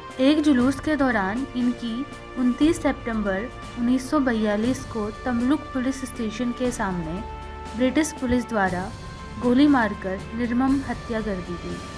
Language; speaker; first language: Hindi; native; Hindi